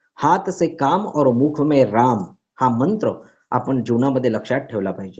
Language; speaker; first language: Hindi; non-native, local second language; Marathi